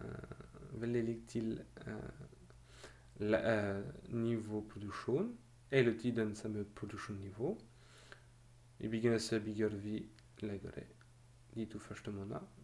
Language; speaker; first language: Norwegian; non-native, learner; French